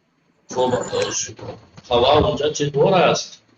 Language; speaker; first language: Persian; non-native, fluent; Urdu